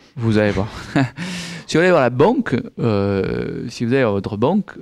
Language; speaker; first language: French; native; French